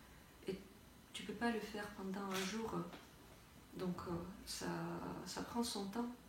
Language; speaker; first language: French; non-native, fluent; Russian